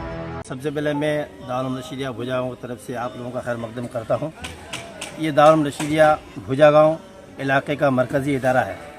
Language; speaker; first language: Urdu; non-native, local second language; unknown